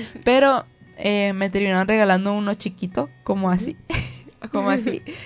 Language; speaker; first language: Spanish; native; Spanish